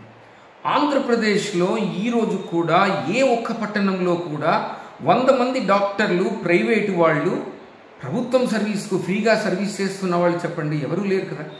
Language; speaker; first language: Telugu; native; Telugu